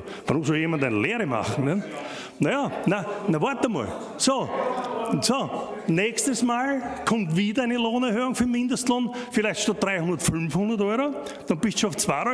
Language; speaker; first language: German; native; German